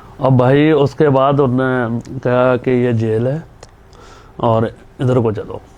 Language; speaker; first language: Hindi; native; Hindi